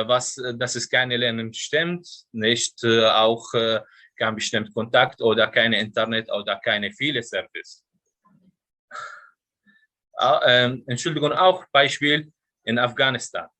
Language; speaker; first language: German; non-native, learner; Arabic